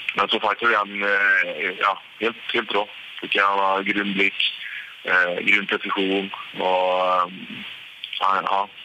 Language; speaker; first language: Swedish; native; Swedish